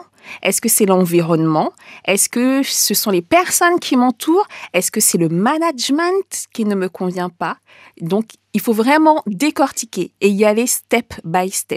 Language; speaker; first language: French; native; French